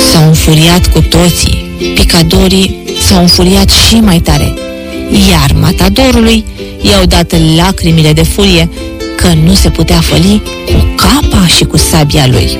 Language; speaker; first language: Romanian; native; Romanian